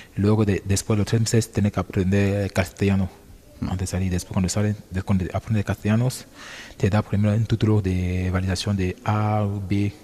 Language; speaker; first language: Spanish; non-native, fluent; French